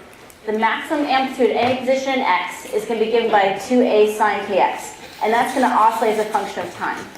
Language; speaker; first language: English; native; English